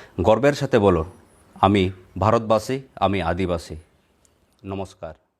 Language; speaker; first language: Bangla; non-native, local second language; Santali